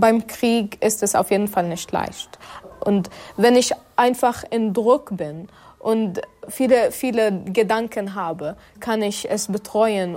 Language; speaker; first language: German; early bilingual, other home language; Arabic